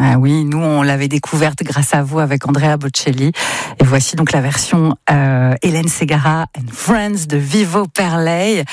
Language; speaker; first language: French; native; French